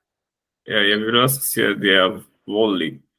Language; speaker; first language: Danish; non-native, learner; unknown